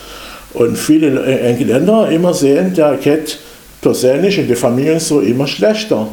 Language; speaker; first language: German; non-native, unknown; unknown